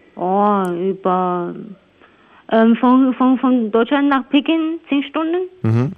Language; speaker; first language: German; non-native, learner; Chinese